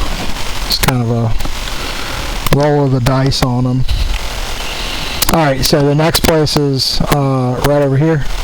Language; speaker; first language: English; native; English